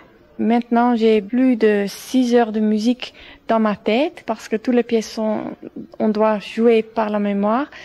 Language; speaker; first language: French; non-native, fluent; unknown